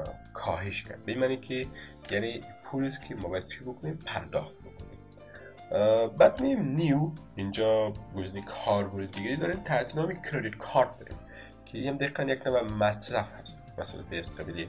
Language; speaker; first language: Persian; native; Persian